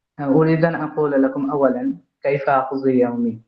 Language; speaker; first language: Arabic; non-native, learner; Bangla